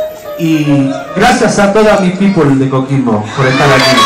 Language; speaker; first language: Spanish; native; Spanish